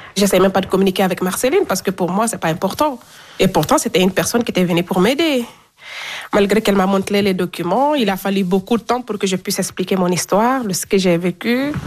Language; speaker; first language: French; non-native, local second language; Fula